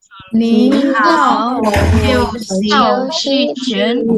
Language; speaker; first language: Chinese; non-native, learner; Indonesian